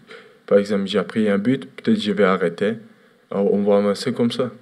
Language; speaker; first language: French; non-native, learner; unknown